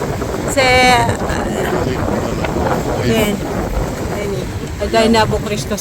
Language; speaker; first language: Hebrew; non-native, learner; Filipino